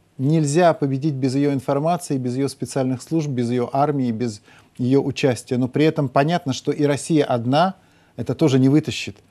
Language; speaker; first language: Russian; native; Russian